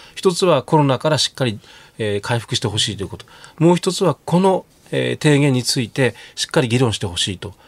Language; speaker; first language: Japanese; native; Japanese